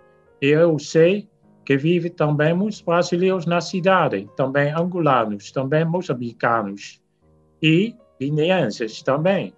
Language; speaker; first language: Portuguese; non-native, fluent; Dutch